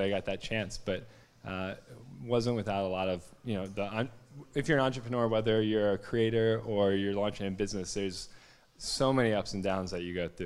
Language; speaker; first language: English; native; English